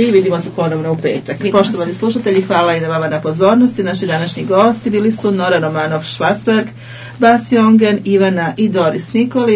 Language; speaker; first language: Serbian; native; Serbian